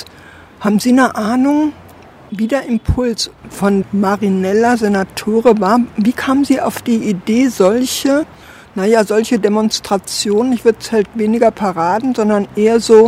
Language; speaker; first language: German; native; German